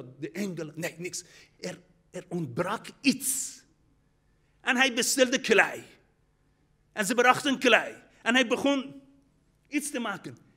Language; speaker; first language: Dutch; non-native, fluent; Persian